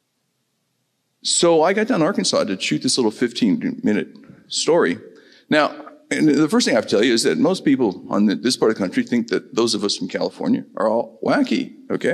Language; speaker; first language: English; native; English